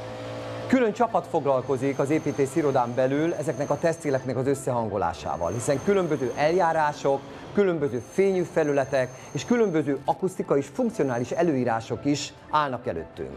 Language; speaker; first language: Hungarian; native; Hungarian